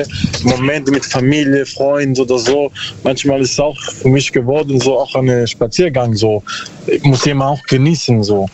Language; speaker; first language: German; non-native, learner; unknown